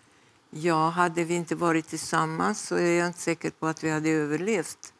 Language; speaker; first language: Swedish; non-native, fluent; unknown